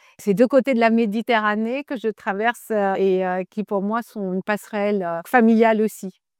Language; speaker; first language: French; non-native, local second language; Arabic